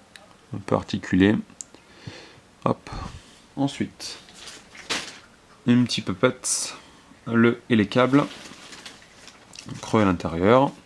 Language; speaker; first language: French; native; French